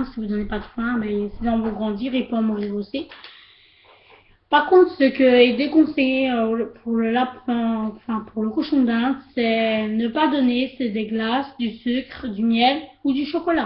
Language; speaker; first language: French; native; French